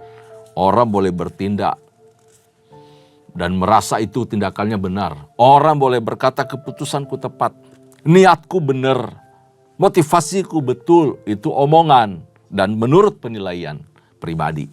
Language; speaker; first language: Indonesian; native; Indonesian